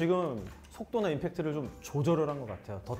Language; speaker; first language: Korean; native; Korean